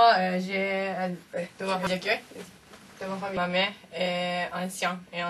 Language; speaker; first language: French; non-native, learner; Japanese